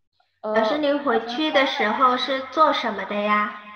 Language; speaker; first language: Chinese; non-native, fluent; Indonesian